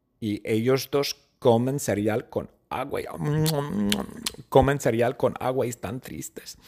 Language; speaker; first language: Spanish; non-native, fluent; English